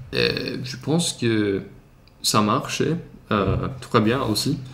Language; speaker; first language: French; non-native, learner; Swedish